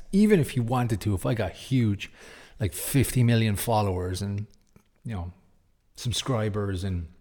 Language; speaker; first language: English; native; English